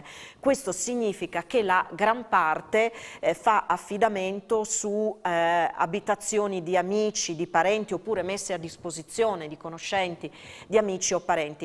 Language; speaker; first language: Italian; native; Italian